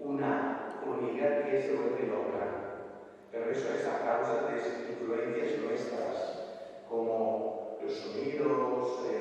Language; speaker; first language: Spanish; non-native, fluent; Italian